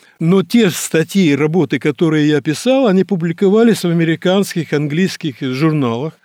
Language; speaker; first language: Russian; native; Russian